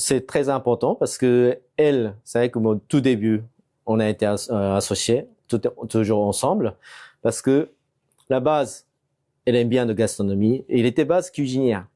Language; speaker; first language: French; non-native, fluent; Japanese